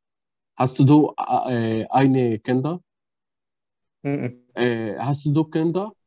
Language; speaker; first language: German; non-native, learner; Arabic